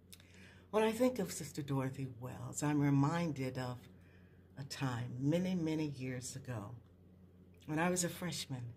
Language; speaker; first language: English; native; English